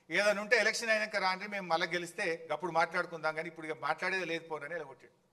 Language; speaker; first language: Telugu; native; Telugu